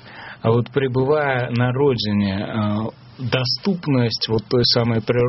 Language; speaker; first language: Russian; native; Russian